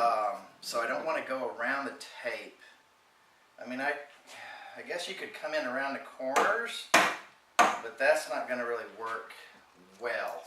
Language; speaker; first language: English; native; English